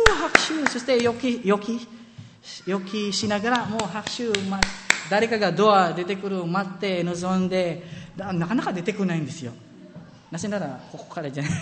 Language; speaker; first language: Japanese; non-native, fluent; Filipino